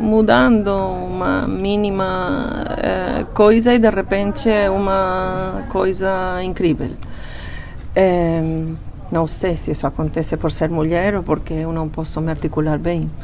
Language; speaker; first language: Portuguese; non-native, fluent; Spanish